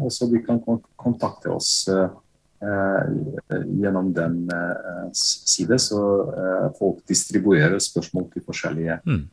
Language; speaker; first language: Norwegian; non-native, fluent; Bosnian